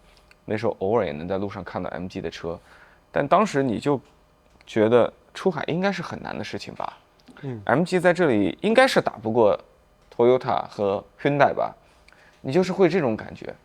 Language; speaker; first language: Chinese; native; Chinese